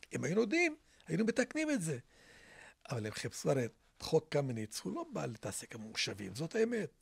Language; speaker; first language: Hebrew; non-native, local second language; Arabic